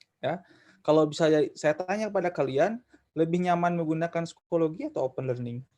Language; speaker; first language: Indonesian; non-native, local second language; Sundanese